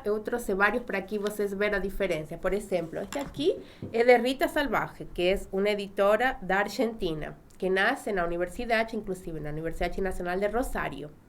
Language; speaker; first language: Portuguese; non-native, fluent; Spanish